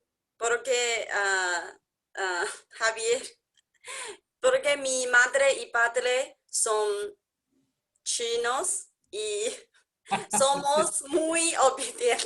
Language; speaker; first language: Spanish; non-native, learner; English